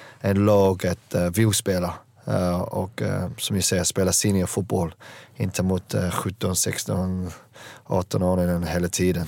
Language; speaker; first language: Swedish; non-native, learner; English